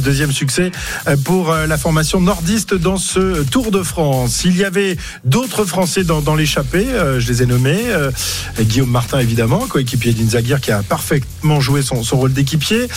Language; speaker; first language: French; native; French